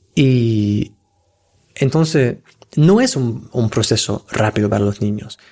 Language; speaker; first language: Spanish; non-native, fluent; English